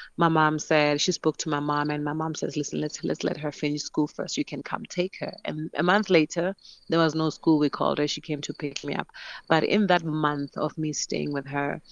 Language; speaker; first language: English; non-native, local second language; Northern Sotho